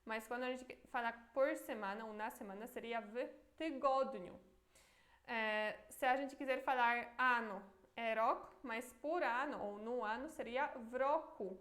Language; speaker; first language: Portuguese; non-native, fluent; Polish